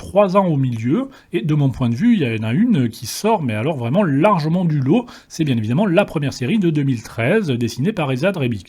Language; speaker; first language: French; native; French